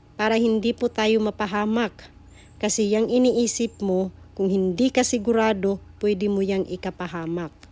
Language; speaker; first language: Filipino; non-native, local second language; Cebuano